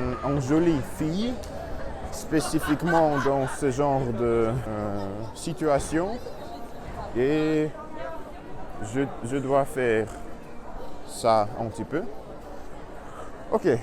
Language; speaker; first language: French; non-native, learner; Russian